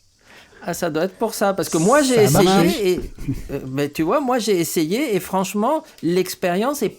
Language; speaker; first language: French; native; French